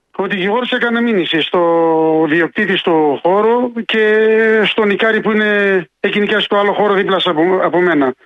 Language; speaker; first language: Greek; non-native, fluent; Arabic